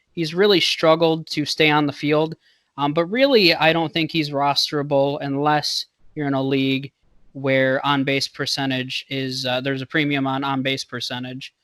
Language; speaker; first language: English; native; English